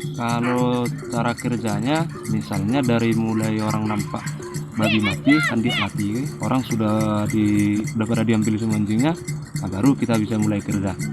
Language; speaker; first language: Malay; non-native, local second language; Minangkabau